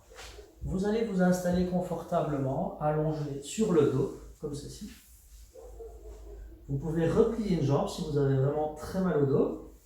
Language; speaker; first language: French; native; French